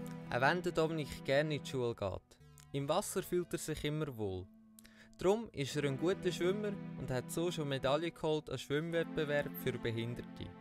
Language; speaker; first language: German; native; German